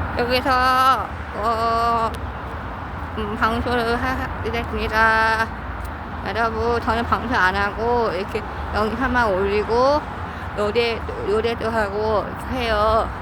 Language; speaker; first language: Korean; non-native, learner; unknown